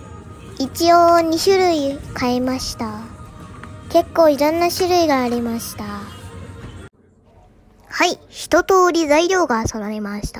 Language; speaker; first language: Japanese; early bilingual, other home language; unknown